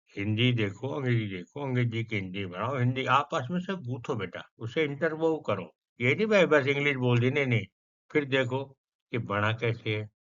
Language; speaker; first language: Hindi; non-native, local second language; Punjabi